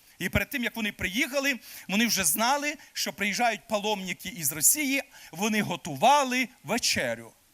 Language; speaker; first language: Ukrainian; native; Ukrainian